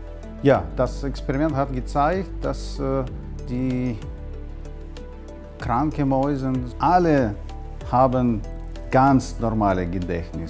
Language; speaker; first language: German; non-native, fluent; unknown